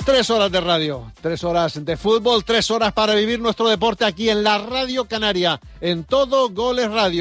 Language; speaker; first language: Spanish; native; Spanish